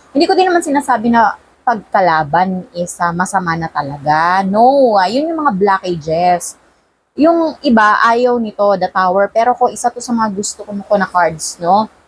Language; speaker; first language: Filipino; non-native, local second language; Cebuano